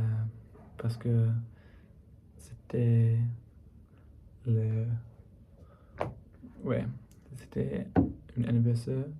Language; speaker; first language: French; non-native, learner; English